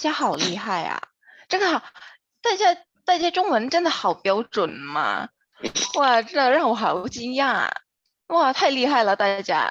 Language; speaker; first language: Chinese; non-native, fluent; Indonesian